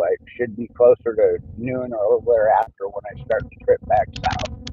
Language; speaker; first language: English; native; English